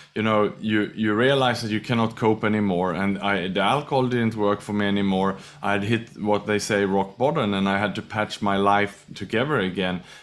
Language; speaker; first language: English; non-native, fluent; Swedish